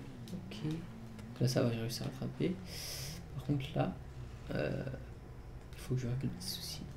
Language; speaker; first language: French; native; French